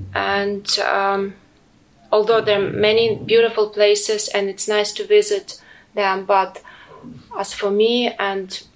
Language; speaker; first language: English; non-native, fluent; Ukrainian